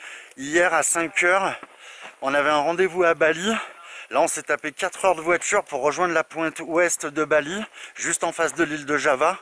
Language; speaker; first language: French; native; French